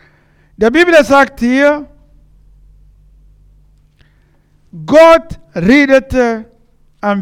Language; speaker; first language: German; non-native, learner; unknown